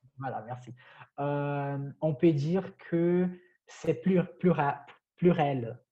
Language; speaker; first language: French; non-native, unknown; Portuguese